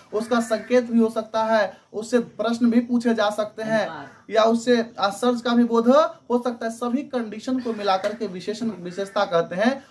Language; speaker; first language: Hindi; native; Hindi